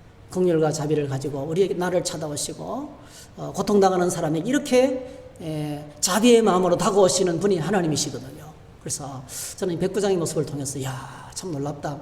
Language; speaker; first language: Korean; native; Korean